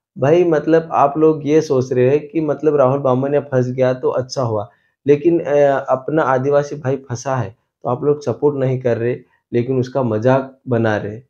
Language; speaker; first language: Hindi; native; Hindi